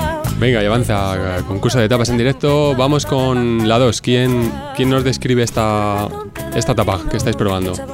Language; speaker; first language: Spanish; native; Spanish